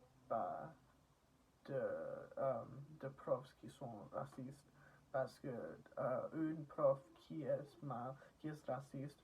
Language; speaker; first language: French; non-native, learner; English